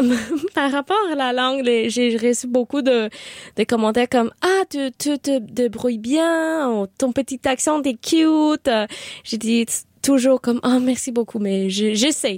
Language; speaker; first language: French; non-native, learner; English